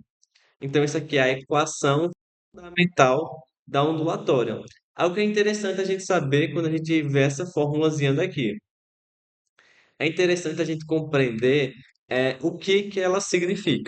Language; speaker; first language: Portuguese; native; Portuguese